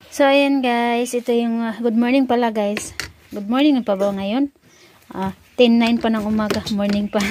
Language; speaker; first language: Filipino; non-native, local second language; Cebuano